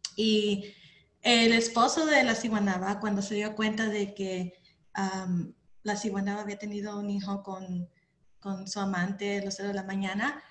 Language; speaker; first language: Spanish; early bilingual, heritage; Spanish